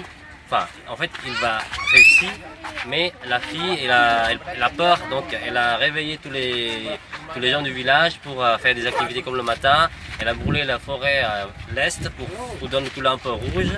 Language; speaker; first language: French; non-native, fluent; Indonesian